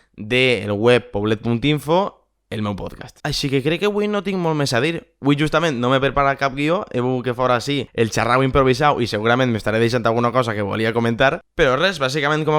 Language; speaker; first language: Catalan; native; Catalan